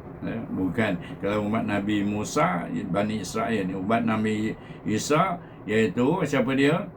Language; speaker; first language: Malay; native; Malay